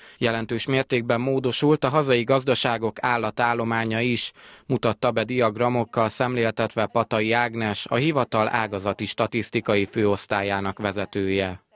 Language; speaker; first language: Hungarian; native; Hungarian